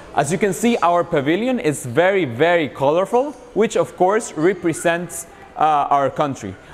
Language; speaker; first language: English; non-native, fluent; Spanish